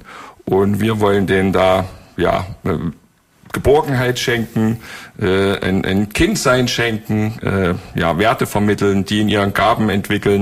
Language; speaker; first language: German; native; German